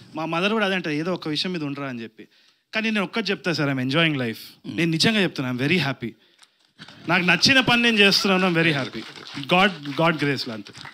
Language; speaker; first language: Telugu; native; Telugu